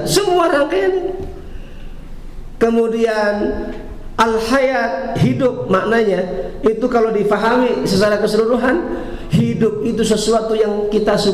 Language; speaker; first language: Indonesian; native; Indonesian